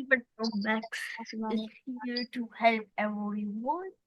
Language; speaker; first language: English; non-native, local second language; Urdu